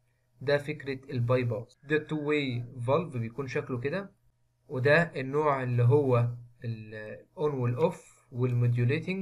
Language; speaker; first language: Arabic; native; Arabic